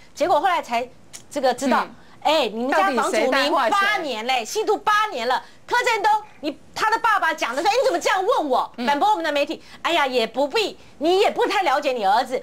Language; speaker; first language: Chinese; native; Chinese